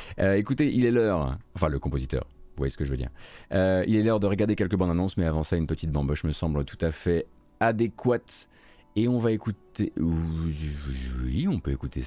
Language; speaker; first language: French; native; French